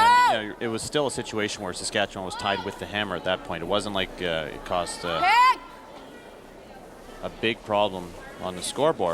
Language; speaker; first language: English; native; English